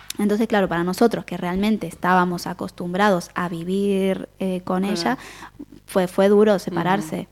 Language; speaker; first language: Spanish; native; Spanish